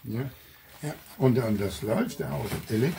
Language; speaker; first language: German; non-native, learner; Italian